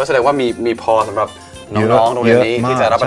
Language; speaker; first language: Thai; native; Thai